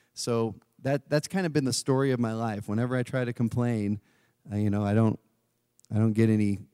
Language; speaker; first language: English; native; English